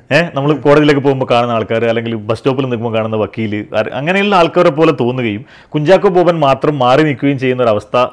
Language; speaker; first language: Malayalam; native; Malayalam